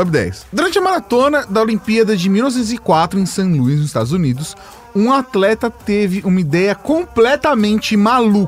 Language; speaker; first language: Portuguese; native; Portuguese